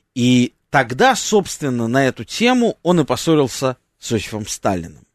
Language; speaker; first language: Russian; native; Russian